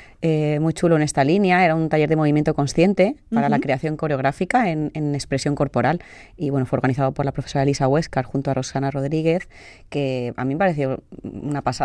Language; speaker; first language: Spanish; native; Spanish